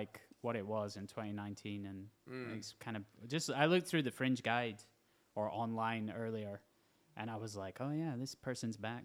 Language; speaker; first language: English; native; English